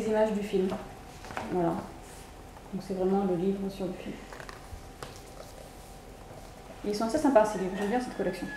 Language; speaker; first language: French; native; French